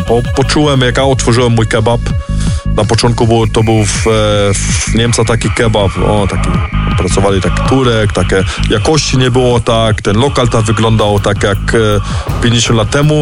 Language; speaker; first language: Polish; early bilingual, heritage; Polish